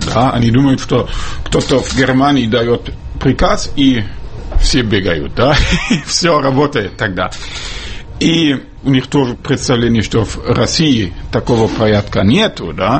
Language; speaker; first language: Russian; non-native, fluent; German